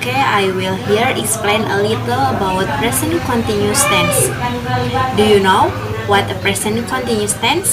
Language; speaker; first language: English; non-native, learner; Indonesian